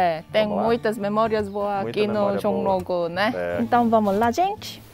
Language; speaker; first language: Portuguese; non-native, fluent; Korean